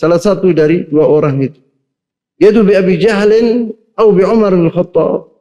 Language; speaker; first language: Indonesian; native; Indonesian